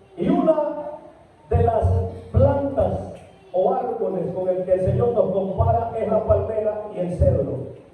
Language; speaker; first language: Spanish; native; Spanish